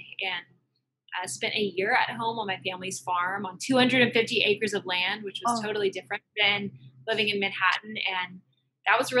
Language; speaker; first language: English; native; English